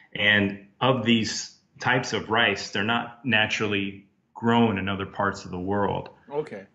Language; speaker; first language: English; native; English